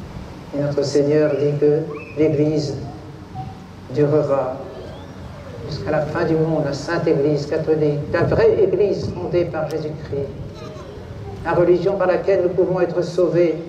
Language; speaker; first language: French; native; French